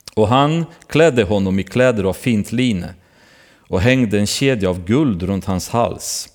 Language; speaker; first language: Swedish; non-native, fluent; Romanian